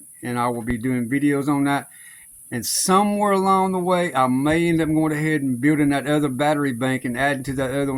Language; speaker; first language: English; native; English